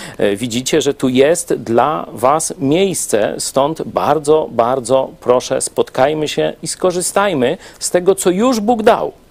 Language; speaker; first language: Polish; native; Polish